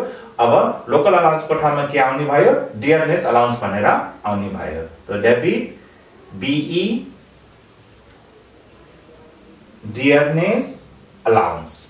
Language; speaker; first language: Nepali; native; Nepali